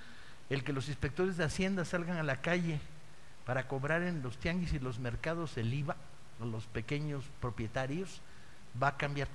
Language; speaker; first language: Spanish; native; Spanish